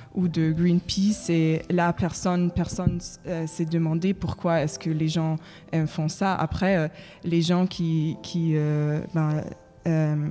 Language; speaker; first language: French; non-native, fluent; German